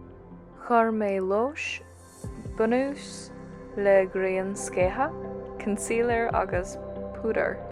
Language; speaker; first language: Irish; non-native, learner; English